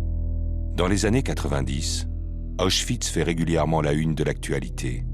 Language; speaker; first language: French; native; French